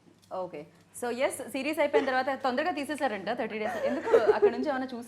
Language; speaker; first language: Telugu; native; Telugu